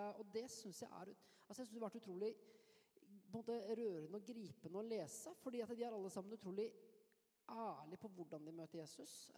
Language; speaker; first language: Norwegian; native; Norwegian